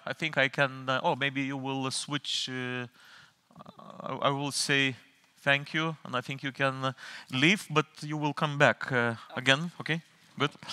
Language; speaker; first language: English; non-native, fluent; Lithuanian